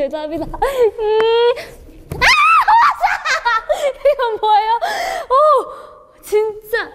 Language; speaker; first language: Korean; non-native, learner; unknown